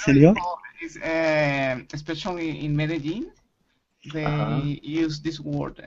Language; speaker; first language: English; non-native, learner; Spanish